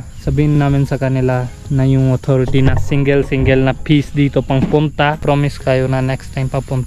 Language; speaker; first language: Filipino; non-native, learner; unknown